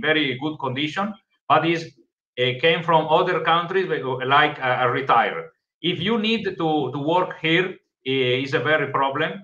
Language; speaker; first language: English; non-native, learner; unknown